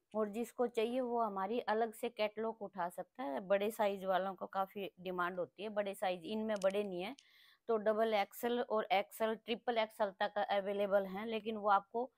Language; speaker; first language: Hindi; native; Hindi